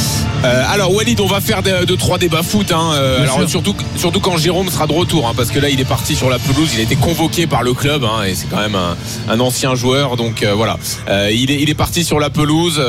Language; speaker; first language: French; native; French